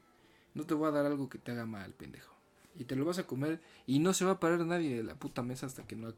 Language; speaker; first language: Spanish; native; Spanish